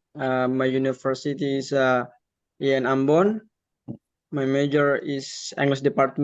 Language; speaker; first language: English; non-native, learner; Indonesian